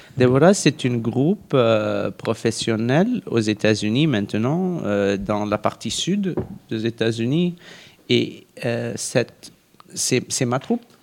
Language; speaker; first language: French; non-native, local second language; Arabic